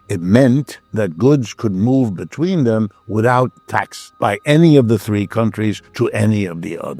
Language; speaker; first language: English; native; English